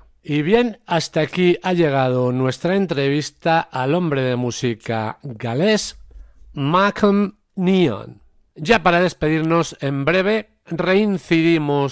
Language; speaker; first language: Spanish; native; Spanish